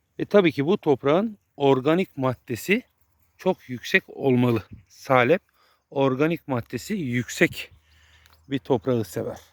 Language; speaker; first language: Turkish; native; Turkish